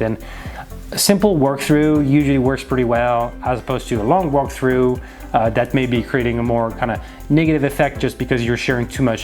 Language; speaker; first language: English; non-native, fluent; French